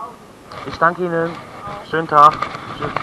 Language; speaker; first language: German; native; German